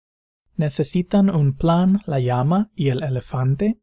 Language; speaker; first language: Spanish; non-native, fluent; English